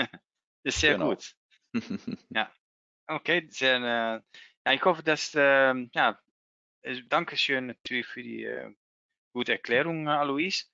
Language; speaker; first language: German; non-native, learner; Dutch